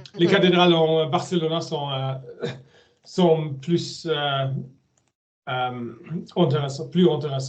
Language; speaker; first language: French; non-native, learner; German